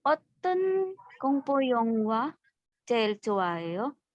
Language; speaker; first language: Korean; non-native, learner; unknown